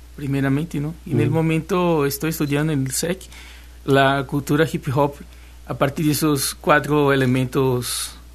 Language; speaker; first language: Spanish; non-native, fluent; Portuguese